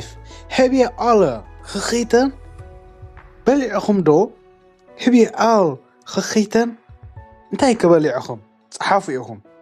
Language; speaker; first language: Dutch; non-native, learner; Tigrinya